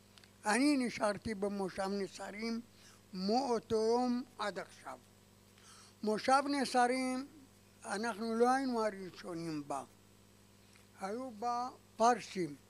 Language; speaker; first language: Hebrew; non-native, fluent; Arabic